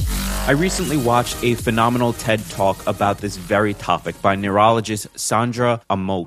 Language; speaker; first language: English; native; English